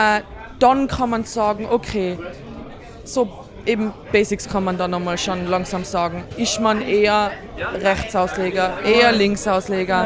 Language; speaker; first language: German; native; German